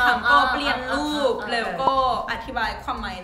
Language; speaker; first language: Thai; non-native, fluent; Korean